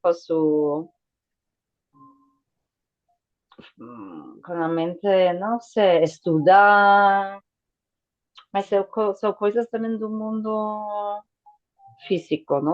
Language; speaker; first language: Portuguese; non-native, fluent; Spanish